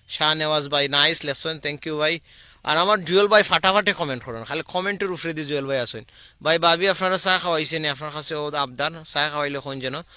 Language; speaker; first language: Bangla; native; Bangla